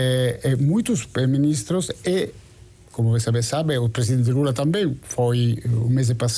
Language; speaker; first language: Portuguese; non-native, fluent; Italian